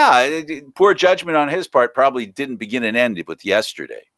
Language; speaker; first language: English; native; English